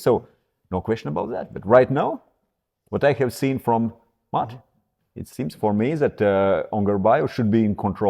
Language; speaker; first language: English; non-native, fluent; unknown